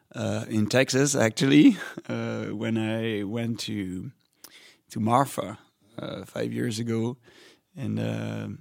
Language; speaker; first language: English; non-native, fluent; French